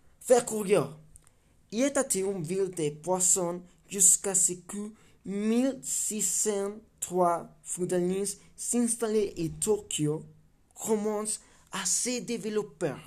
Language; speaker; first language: French; non-native, learner; English